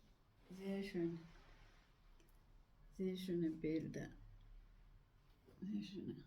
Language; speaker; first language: German; non-native, learner; Amharic